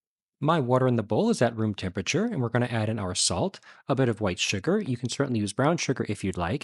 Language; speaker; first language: English; native; English